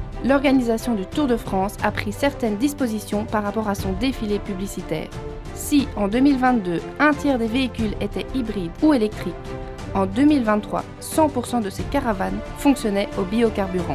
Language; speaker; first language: French; native; French